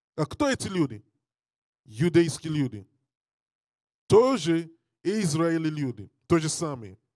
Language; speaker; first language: Russian; non-native, learner; English